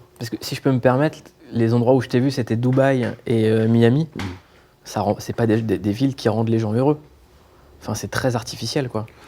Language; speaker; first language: French; native; French